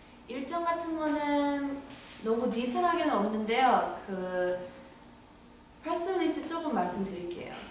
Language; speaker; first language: Korean; early bilingual, heritage; English